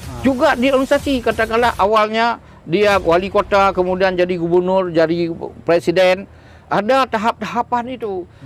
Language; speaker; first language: Malay; non-native, local second language; Achinese